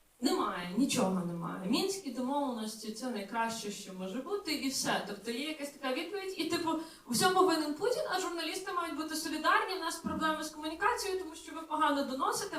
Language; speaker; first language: Ukrainian; native; Ukrainian